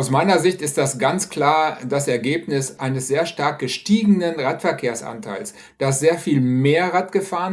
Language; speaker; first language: German; native; German